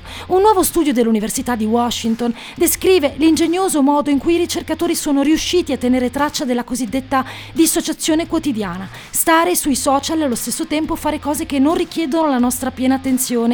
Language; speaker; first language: Italian; native; Italian